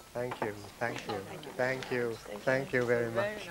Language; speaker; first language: English; non-native, fluent; Swedish